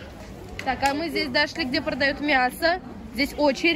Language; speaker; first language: Russian; native; Russian